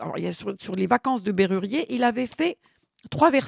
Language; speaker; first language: French; native; French